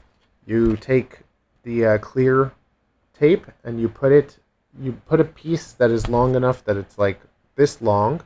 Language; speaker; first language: English; native; English